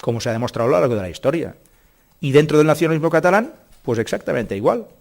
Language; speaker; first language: Spanish; non-native, local second language; Catalan